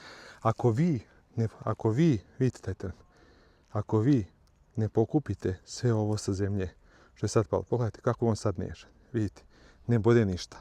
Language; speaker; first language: Croatian; native; Croatian